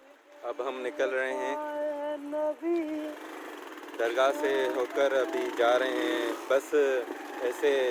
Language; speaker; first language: Hindi; non-native, local second language; Sindhi